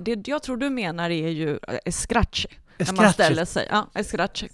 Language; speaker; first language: Swedish; early bilingual, other home language; Spanish